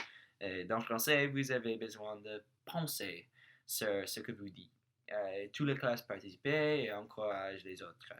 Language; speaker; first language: French; non-native, learner; English